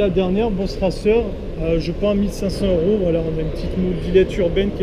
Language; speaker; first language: French; native; French